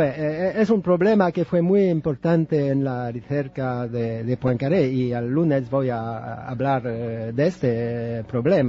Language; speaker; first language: Spanish; non-native, fluent; French